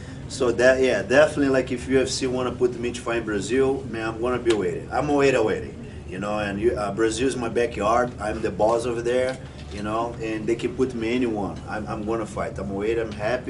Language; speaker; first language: English; non-native, fluent; Portuguese